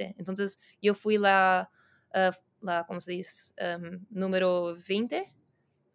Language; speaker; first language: Spanish; non-native, fluent; Portuguese